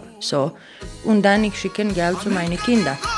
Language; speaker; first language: German; non-native, learner; Bosnian